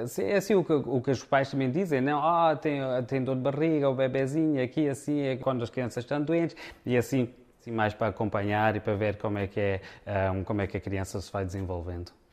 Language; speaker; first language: Portuguese; early bilingual, heritage; Portuguese